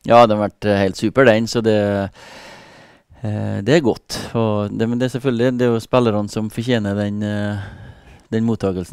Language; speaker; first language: Norwegian; native; Norwegian